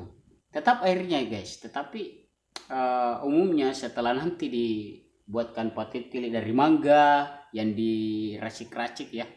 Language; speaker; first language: Indonesian; non-native, local second language; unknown